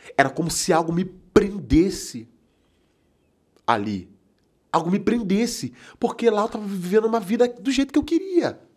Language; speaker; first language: Portuguese; native; Portuguese